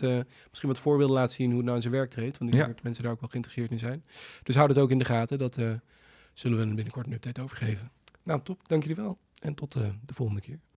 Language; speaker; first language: Dutch; native; Dutch